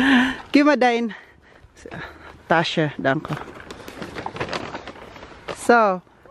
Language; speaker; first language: German; non-native, learner; Filipino